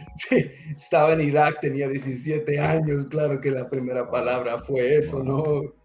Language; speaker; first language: Spanish; early bilingual, heritage; Spanish